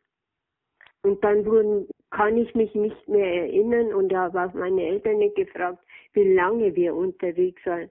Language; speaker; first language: German; native; German